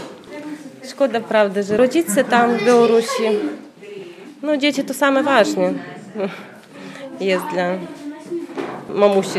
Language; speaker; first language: Polish; non-native, learner; Russian